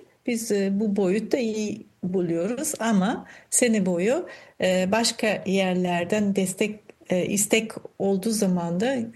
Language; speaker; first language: Turkish; non-native, fluent; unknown